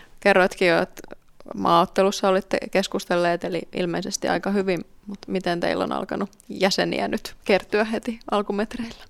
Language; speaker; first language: Finnish; native; Finnish